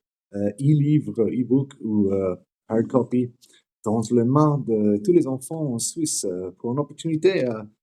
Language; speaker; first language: French; non-native, learner; English